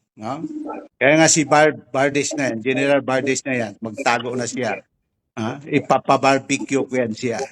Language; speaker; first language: Filipino; non-native, local second language; Tausug